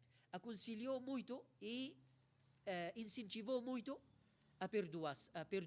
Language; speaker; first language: Portuguese; non-native, fluent; Arabic